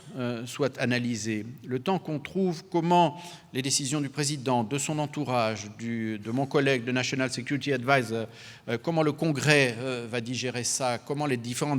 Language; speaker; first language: French; native; French